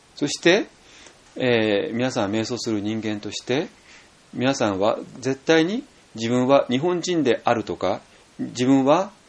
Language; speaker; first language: Japanese; native; Japanese